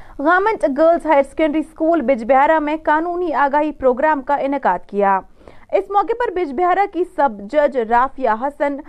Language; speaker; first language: Urdu; non-native, local second language; Kashmiri